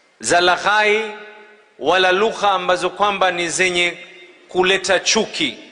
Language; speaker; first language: Swahili; native; Swahili